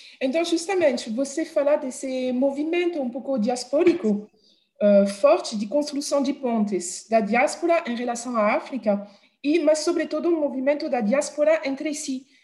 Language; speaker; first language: Portuguese; non-native, fluent; French